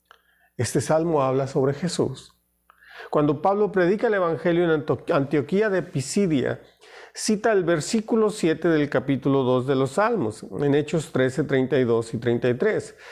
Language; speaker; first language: Spanish; native; Spanish